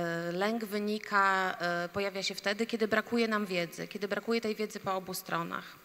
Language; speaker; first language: Polish; native; Polish